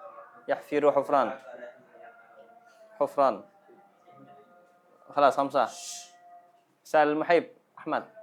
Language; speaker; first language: Arabic; non-native, fluent; Indonesian